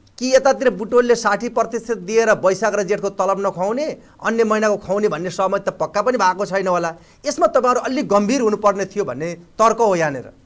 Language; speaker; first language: Nepali; native; Nepali